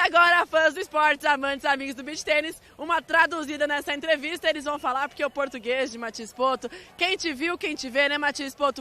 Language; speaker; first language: Portuguese; native; Portuguese